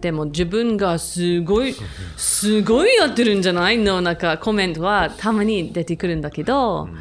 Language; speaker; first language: Japanese; non-native, fluent; English